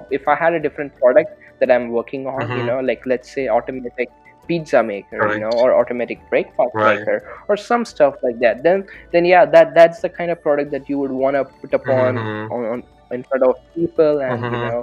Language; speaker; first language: English; non-native, local second language; Telugu